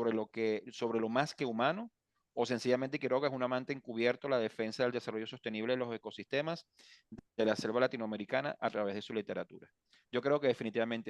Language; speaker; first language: Spanish; native; Spanish